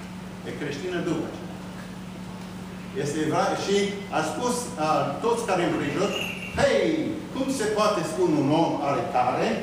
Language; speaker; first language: Romanian; early bilingual, heritage; Romanian